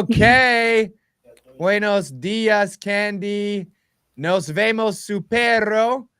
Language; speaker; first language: Spanish; non-native, learner; English